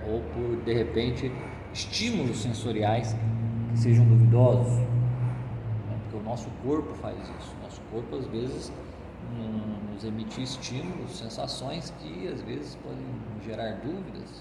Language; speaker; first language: Portuguese; native; Portuguese